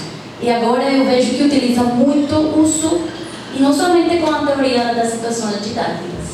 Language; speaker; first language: Portuguese; non-native, fluent; Spanish